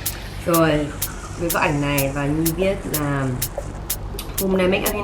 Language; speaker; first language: Vietnamese; early bilingual, heritage; Vietnamese